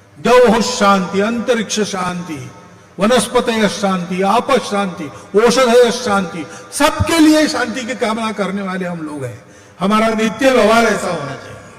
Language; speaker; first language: Hindi; non-native, local second language; Marathi